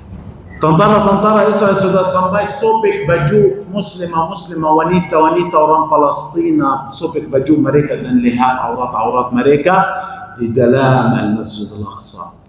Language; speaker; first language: Indonesian; non-native, fluent; Arabic